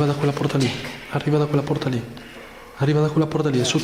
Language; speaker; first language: Italian; native; Italian